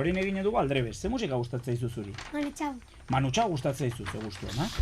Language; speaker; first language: Basque; native; Basque